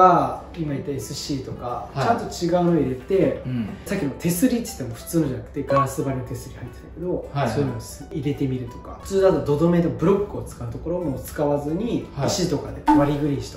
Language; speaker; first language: Japanese; native; Japanese